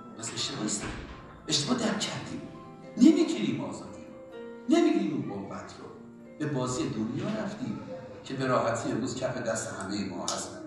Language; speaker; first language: Persian; native; Persian